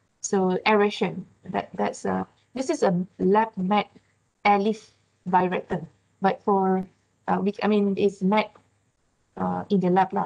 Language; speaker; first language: English; non-native, local second language; Malay